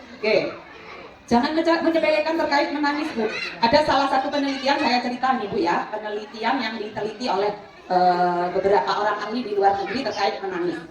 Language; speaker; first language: Indonesian; non-native, local second language; Madurese